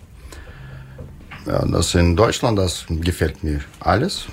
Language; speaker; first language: German; non-native, learner; Russian